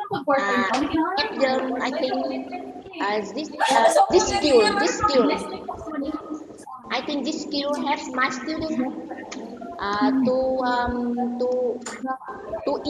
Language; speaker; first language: English; non-native, learner; Vietnamese